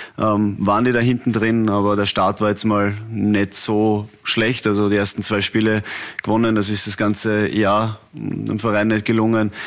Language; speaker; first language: German; native; German